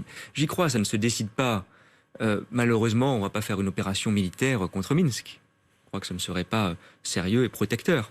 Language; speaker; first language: French; native; French